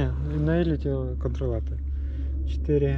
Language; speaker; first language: Polish; non-native, learner; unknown